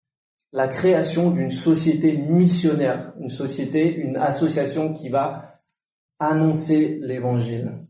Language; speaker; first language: French; native; French